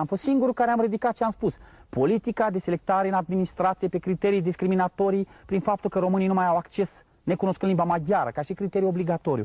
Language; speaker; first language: Romanian; native; Romanian